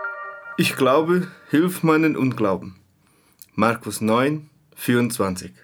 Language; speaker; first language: German; non-native, fluent; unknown